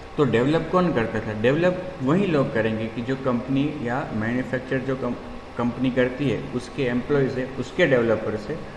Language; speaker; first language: Hindi; non-native, local second language; Gujarati